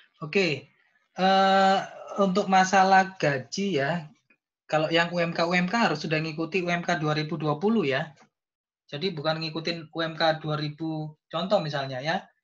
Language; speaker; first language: Indonesian; native; Indonesian